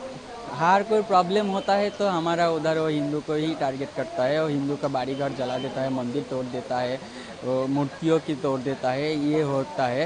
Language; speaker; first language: Hindi; non-native, learner; Bangla